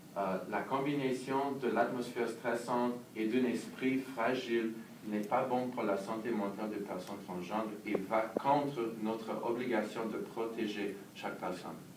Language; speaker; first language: French; non-native, learner; English